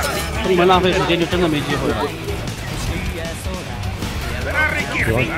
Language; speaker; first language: Chinese; native; Chinese